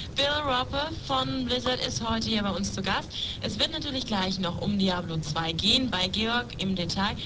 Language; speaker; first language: German; native; German